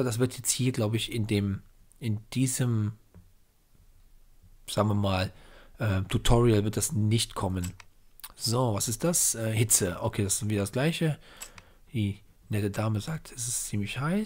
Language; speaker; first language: German; native; German